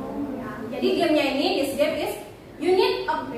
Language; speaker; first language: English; non-native, fluent; Indonesian